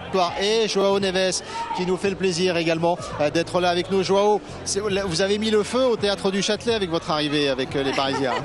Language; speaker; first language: French; native; French